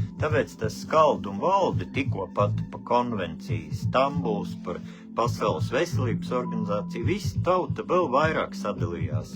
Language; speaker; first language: Latvian; native; Latvian